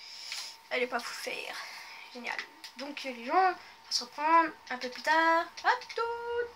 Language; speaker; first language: French; native; French